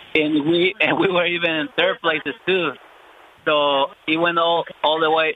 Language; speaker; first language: English; non-native, fluent; Spanish